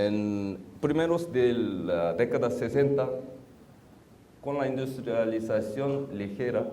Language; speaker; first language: Spanish; non-native, fluent; Korean